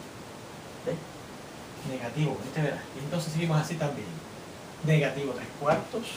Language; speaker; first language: Spanish; native; Spanish